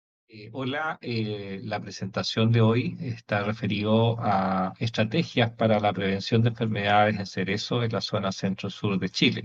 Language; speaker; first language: Spanish; native; Spanish